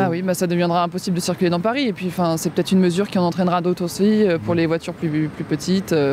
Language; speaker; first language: French; native; French